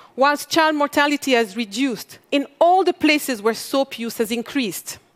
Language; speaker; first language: English; non-native, fluent; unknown